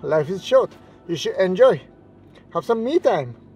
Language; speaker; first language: English; non-native, fluent; Japanese